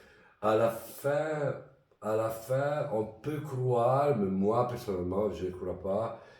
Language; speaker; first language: French; non-native, fluent; Italian